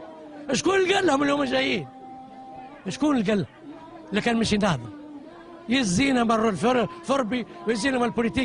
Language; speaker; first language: Arabic; native; Arabic